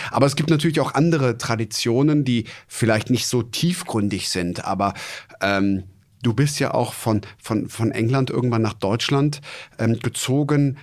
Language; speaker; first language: German; native; German